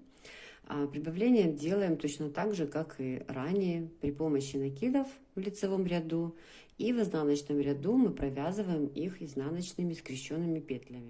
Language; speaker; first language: Russian; native; Russian